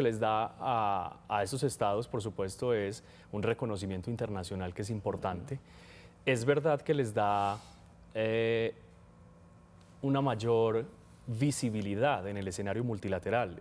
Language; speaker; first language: Spanish; native; Spanish